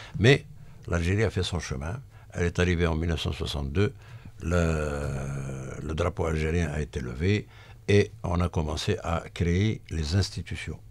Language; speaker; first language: French; non-native, local second language; Arabic